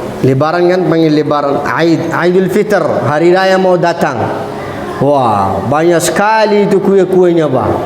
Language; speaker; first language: Malay; non-native, fluent; Arabic